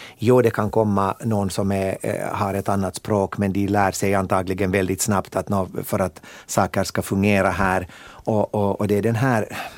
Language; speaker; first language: Swedish; native; Swedish